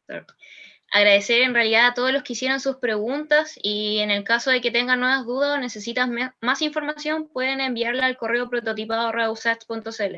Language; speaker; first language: Spanish; native; Spanish